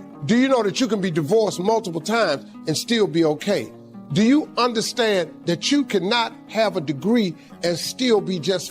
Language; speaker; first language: English; native; English